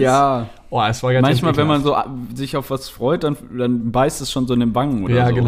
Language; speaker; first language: German; native; German